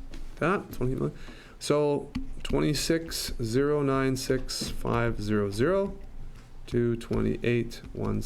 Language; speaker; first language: English; native; English